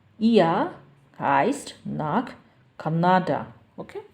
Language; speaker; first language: German; non-native, learner; Bangla